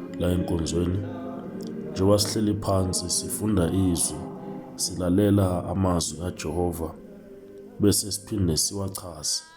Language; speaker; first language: Zulu; native; Zulu